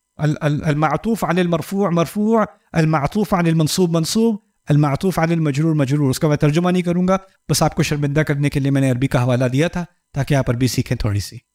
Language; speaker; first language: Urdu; native; Urdu